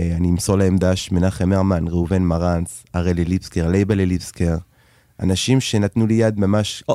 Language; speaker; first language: Hebrew; non-native, fluent; French